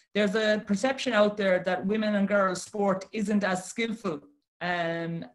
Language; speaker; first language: English; native; English